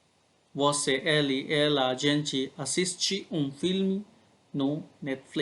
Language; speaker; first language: Portuguese; non-native, learner; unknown